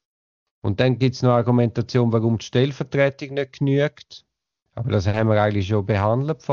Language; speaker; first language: German; native; German